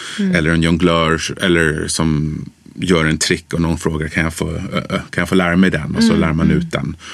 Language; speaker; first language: Swedish; early bilingual, other home language; English